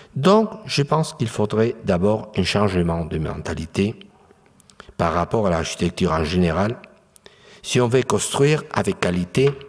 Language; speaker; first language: French; non-native, fluent; Spanish